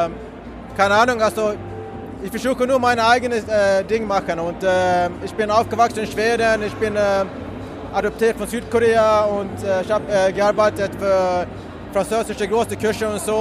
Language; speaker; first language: German; non-native, fluent; Swedish